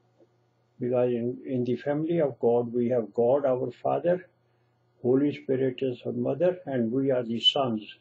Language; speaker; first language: English; non-native, local second language; Punjabi